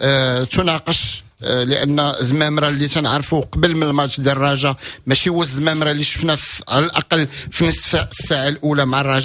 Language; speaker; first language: Arabic; native; Arabic